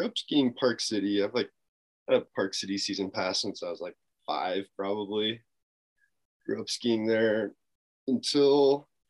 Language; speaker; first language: English; native; English